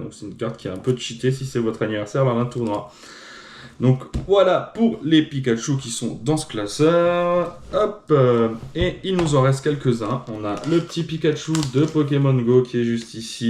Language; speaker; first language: French; native; French